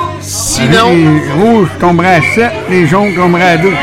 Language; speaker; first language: French; native; French